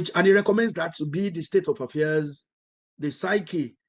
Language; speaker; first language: English; non-native, local second language; Yoruba